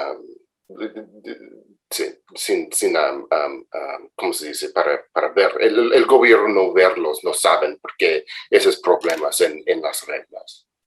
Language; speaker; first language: Spanish; non-native, fluent; English